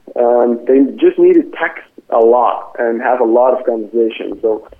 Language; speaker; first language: English; non-native, fluent; Dutch